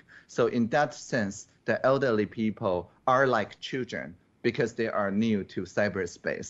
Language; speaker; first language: English; non-native, fluent; Chinese